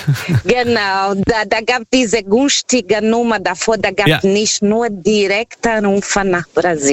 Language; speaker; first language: German; non-native, learner; Portuguese